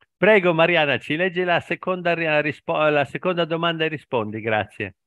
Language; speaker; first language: Italian; native; Italian